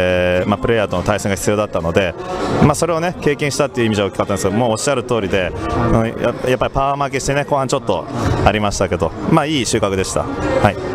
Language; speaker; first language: Japanese; native; Japanese